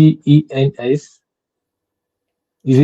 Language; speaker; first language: English; non-native, learner; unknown